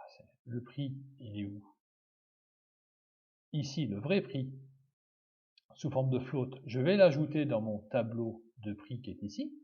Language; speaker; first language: French; native; French